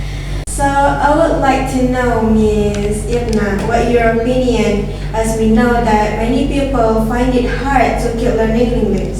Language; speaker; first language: English; non-native, learner; Indonesian